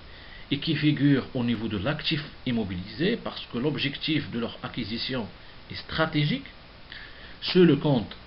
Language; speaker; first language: French; non-native, local second language; Arabic